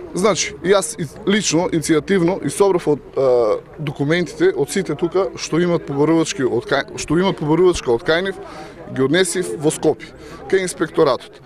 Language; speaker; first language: Macedonian; native; Macedonian